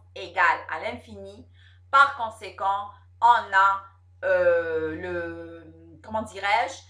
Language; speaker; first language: French; non-native, local second language; Arabic